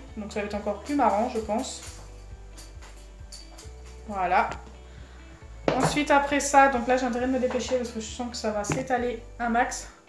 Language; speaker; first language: French; native; French